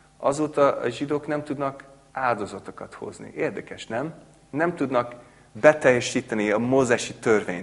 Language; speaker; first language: Hungarian; non-native, fluent; English